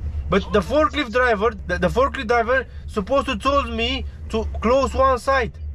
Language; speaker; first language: English; non-native, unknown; Romanian